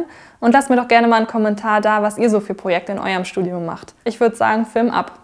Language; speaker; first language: German; native; German